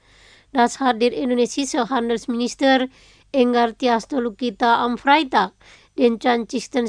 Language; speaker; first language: German; non-native, fluent; Indonesian